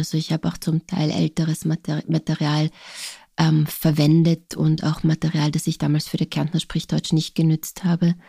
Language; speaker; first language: German; non-native, local second language; Slovenian